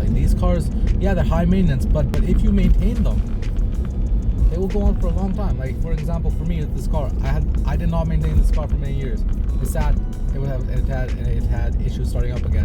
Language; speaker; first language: English; native; English